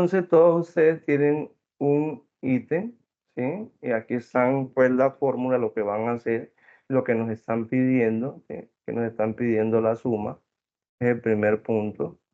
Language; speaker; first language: Spanish; native; Spanish